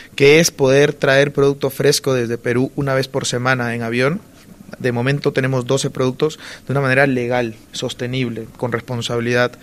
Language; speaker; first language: Spanish; native; Spanish